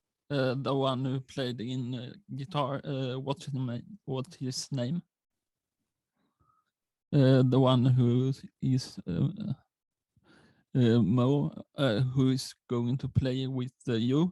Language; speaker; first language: English; non-native, learner; Swedish